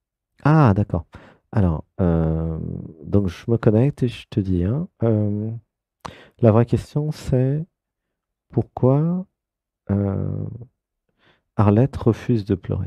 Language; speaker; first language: French; native; French